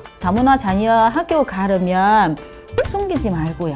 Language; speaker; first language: Korean; non-native, learner; Vietnamese